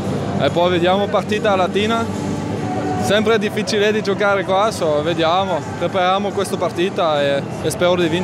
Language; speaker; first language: Italian; non-native, learner; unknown